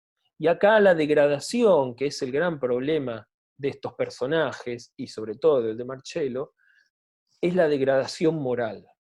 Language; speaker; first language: Spanish; native; Spanish